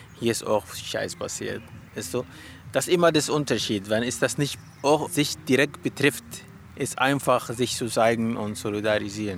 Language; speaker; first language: German; non-native, learner; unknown